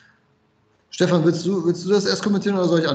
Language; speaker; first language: German; native; German